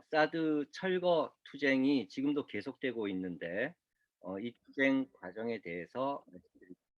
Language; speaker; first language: Korean; native; Korean